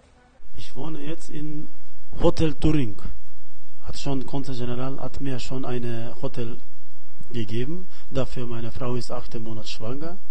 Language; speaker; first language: German; non-native, learner; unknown